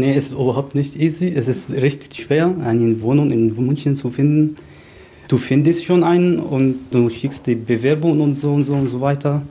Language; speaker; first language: German; non-native, fluent; Arabic